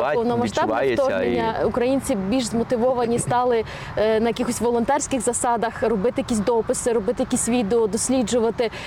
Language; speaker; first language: Ukrainian; native; Ukrainian